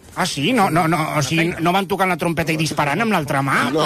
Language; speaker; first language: Catalan; native; Catalan